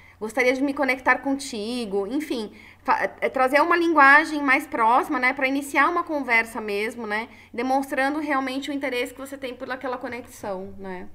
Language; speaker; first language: Portuguese; native; Portuguese